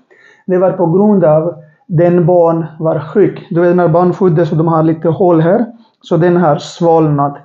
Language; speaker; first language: Swedish; non-native, learner; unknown